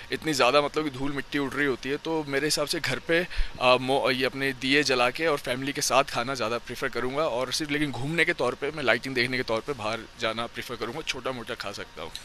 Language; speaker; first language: Hindi; native; Hindi